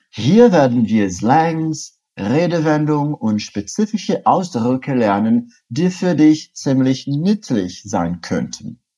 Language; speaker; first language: German; non-native, fluent; Portuguese